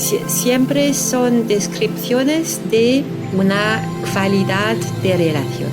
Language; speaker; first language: Spanish; non-native, fluent; French